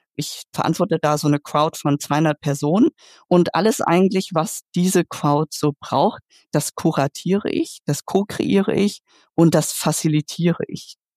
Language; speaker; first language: German; early bilingual, other home language; Vietnamese